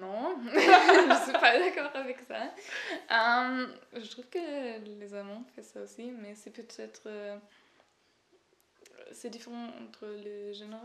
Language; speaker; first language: French; non-native, learner; German